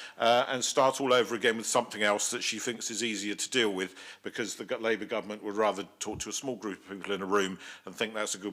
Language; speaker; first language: English; native; English